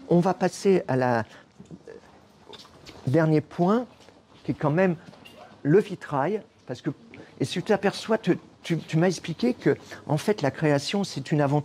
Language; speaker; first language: French; native; French